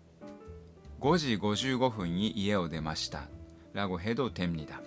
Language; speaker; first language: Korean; non-native, fluent; Japanese